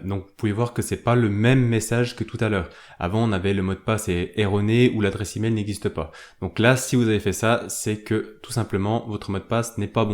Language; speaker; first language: French; native; French